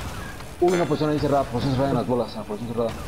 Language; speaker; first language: Spanish; native; Spanish